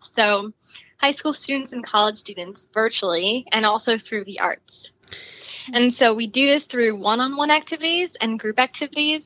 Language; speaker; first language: English; native; English